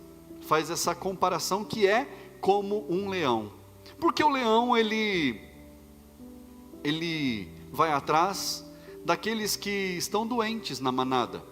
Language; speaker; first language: Portuguese; native; Portuguese